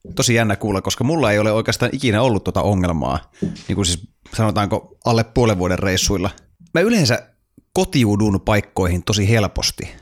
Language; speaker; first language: Finnish; native; Finnish